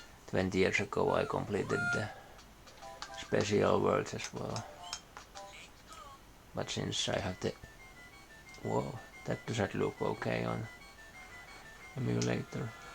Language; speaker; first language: English; non-native, fluent; Finnish